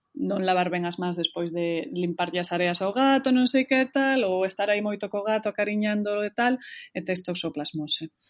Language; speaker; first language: Galician; native; Galician